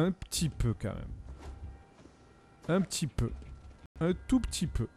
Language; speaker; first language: French; native; French